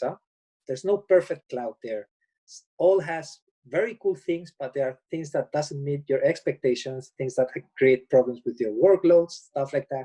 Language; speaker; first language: English; non-native, fluent; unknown